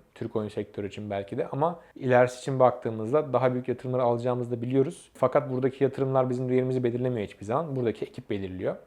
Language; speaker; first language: Turkish; native; Turkish